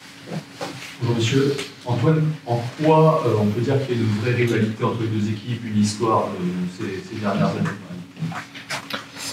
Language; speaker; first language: French; native; French